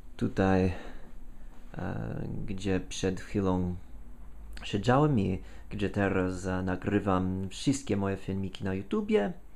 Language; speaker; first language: Polish; non-native, fluent; English